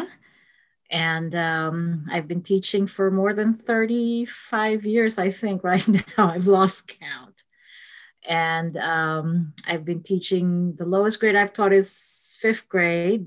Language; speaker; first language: English; non-native, local second language; Filipino